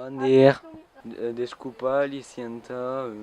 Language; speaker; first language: Portuguese; non-native, learner; French